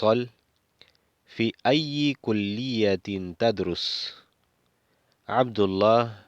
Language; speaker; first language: Arabic; non-native, fluent; Spanish